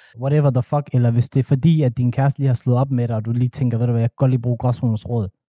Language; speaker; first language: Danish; early bilingual, other home language; Somali